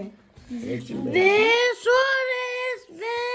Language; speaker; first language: Turkish; native; Turkish